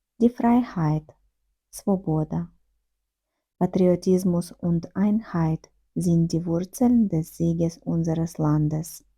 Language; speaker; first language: German; non-native, fluent; Ukrainian